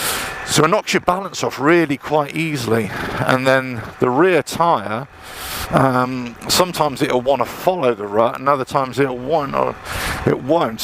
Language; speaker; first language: English; native; English